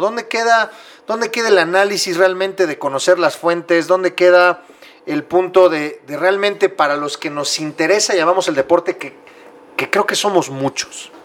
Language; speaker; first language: Spanish; native; Spanish